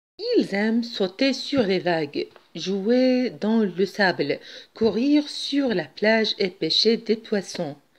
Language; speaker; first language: French; non-native, local second language; Arabic